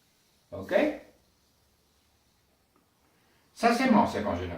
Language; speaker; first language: French; non-native, learner; Spanish